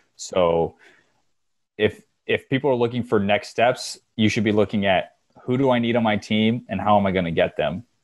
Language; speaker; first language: English; native; English